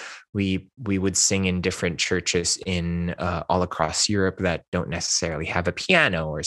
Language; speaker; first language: English; non-native, local second language; Min Nan Chinese